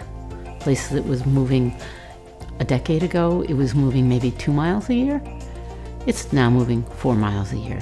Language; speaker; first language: English; native; English